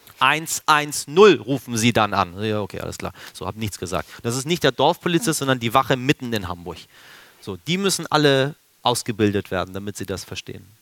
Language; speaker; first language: German; early bilingual, other home language; Persian